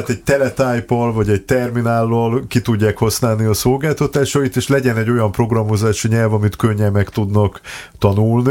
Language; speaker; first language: Hungarian; native; Hungarian